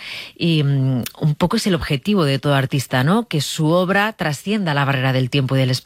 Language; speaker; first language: Spanish; native; Spanish